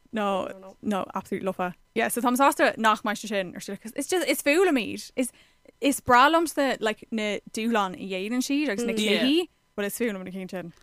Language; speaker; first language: Irish; non-native, local second language; English